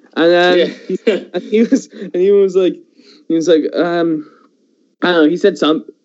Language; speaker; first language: English; early bilingual, other home language; Persian